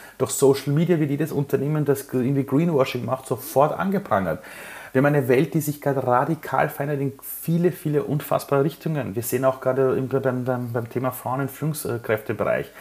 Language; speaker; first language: German; early bilingual, other home language; Persian